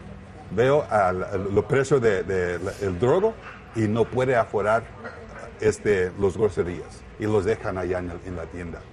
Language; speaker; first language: Spanish; non-native, learner; English